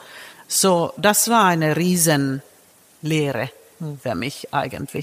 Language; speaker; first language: German; non-native, fluent; Finnish